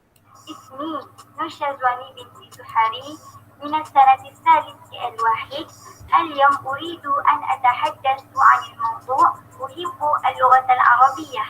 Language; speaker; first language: Arabic; non-native, learner; Malay